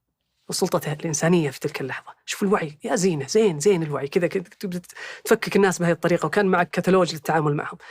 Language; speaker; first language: Arabic; native; Arabic